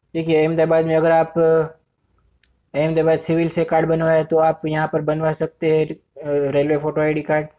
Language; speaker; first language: Hindi; non-native, local second language; Gujarati